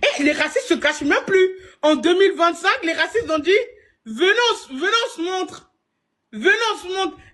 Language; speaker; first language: French; early bilingual, other home language; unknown